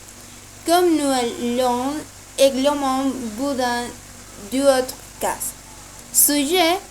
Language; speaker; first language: French; non-native, learner; Spanish